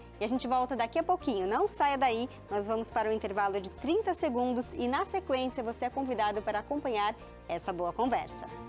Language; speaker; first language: Portuguese; native; Portuguese